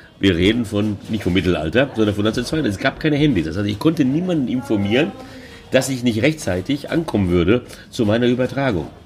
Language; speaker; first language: German; early bilingual, other home language; Hungarian